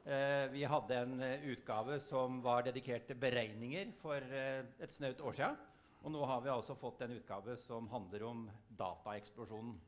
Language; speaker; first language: Norwegian; native; Norwegian